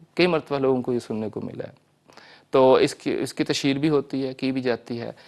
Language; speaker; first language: Urdu; native; Urdu